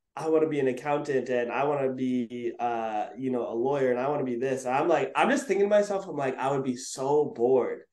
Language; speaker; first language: English; native; English